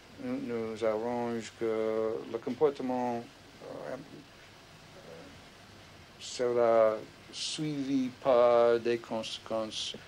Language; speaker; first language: French; non-native, fluent; English